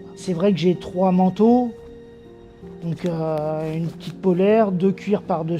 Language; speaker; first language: French; native; French